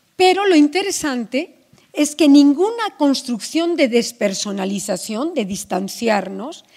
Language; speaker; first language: Spanish; native; Spanish